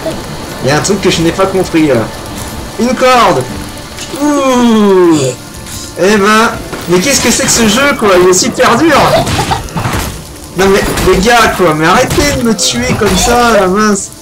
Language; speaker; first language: French; native; French